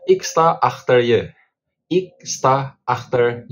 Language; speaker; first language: Dutch; non-native, fluent; Indonesian